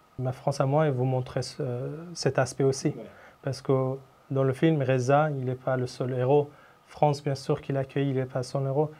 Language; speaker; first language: French; non-native, fluent; Persian